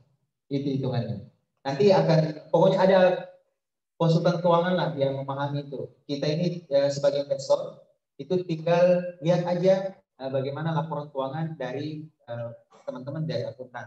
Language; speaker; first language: Indonesian; native; Indonesian